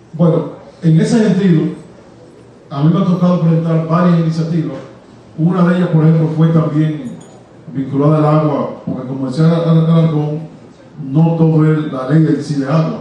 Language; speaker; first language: Spanish; native; Spanish